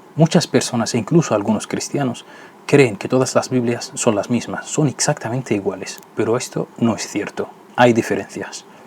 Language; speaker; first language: Spanish; non-native, fluent; Arabic